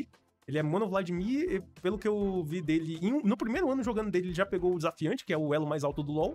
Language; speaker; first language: Portuguese; native; Portuguese